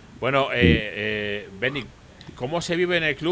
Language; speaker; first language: Spanish; native; Spanish